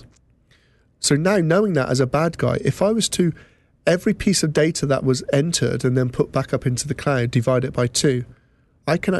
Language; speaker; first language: English; native; English